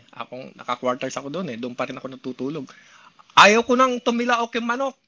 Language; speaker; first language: Filipino; non-native, local second language; Pangasinan